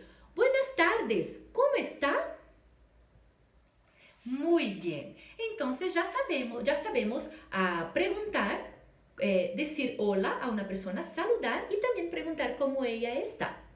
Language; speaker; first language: Spanish; non-native, fluent; Portuguese